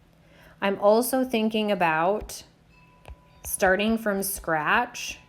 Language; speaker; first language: English; native; English